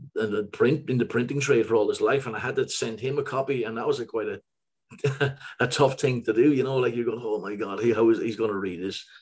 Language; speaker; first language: English; native; English